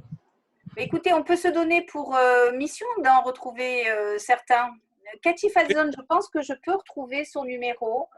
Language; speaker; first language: French; native; French